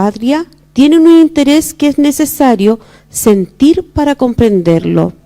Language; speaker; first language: Spanish; native; Spanish